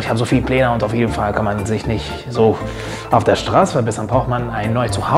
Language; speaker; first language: German; non-native, fluent; Arabic